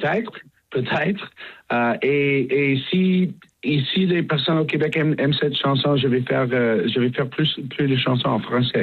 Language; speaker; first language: French; non-native, learner; English